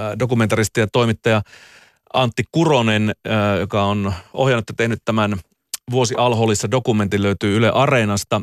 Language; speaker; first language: Finnish; native; Finnish